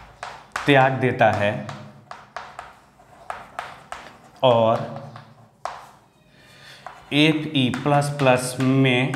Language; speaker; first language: Hindi; native; Hindi